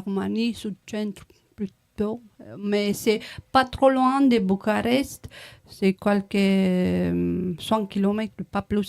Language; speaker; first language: French; non-native, learner; Romanian